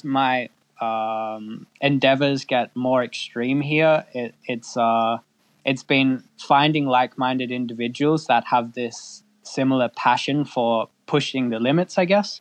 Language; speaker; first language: English; native; English